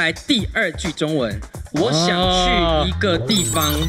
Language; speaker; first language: Chinese; native; Chinese